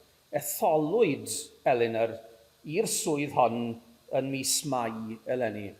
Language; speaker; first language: Welsh; native; Welsh